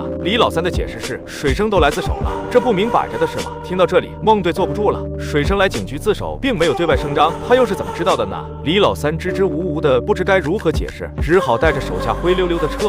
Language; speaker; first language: Chinese; native; Chinese